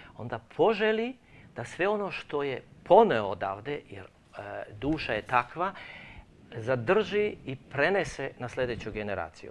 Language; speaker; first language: Croatian; non-native, local second language; Romanian